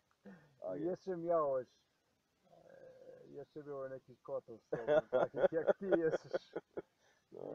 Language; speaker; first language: Polish; non-native, learner; Croatian